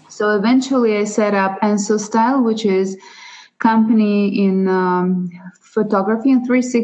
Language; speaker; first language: English; non-native, fluent; Russian